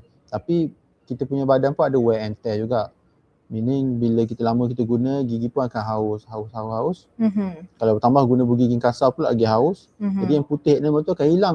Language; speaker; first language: Malay; native; Malay